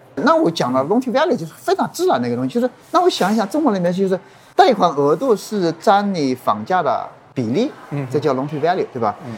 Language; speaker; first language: Chinese; native; Chinese